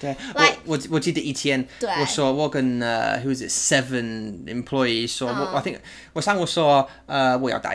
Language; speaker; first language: Chinese; non-native, learner; English